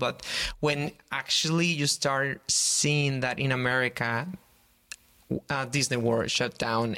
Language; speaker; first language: English; non-native, fluent; Spanish